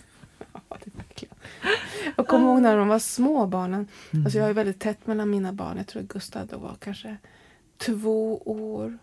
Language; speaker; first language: Swedish; native; Swedish